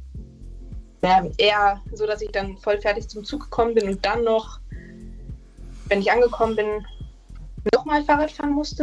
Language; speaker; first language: German; native; German